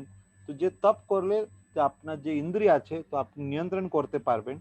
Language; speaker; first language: Bangla; non-native, learner; Hindi